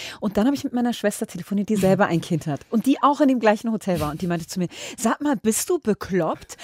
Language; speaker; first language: German; early bilingual, other home language; Arabic